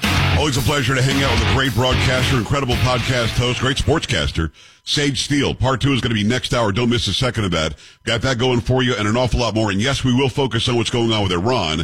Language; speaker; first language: English; native; English